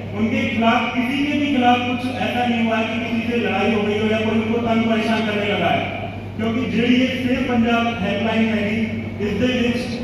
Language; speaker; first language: Hindi; non-native, local second language; Punjabi